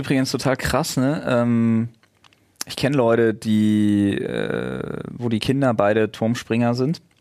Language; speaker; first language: German; native; German